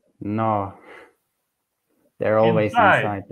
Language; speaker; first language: English; non-native, learner; Turkish